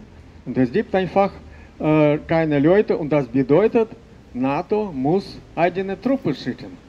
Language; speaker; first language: German; non-native, fluent; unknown